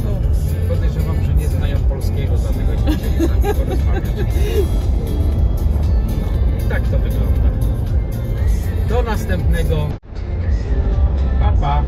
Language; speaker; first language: Polish; native; Polish